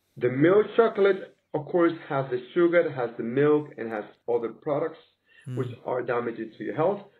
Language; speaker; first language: English; native; English